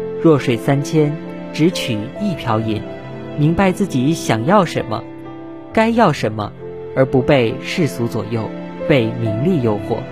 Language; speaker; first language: Chinese; native; Chinese